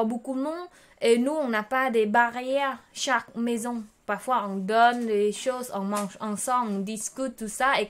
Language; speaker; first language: French; non-native, learner; Khmer